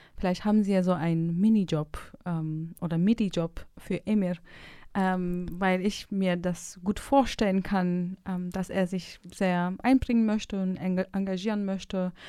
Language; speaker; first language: German; non-native, fluent; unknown